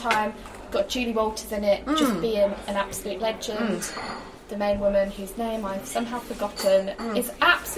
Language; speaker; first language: English; native; English